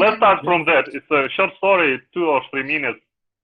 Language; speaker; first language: English; non-native, learner; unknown